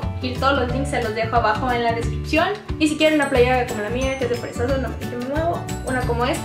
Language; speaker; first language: Spanish; native; Spanish